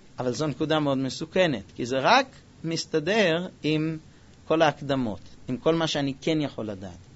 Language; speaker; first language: Hebrew; non-native, fluent; English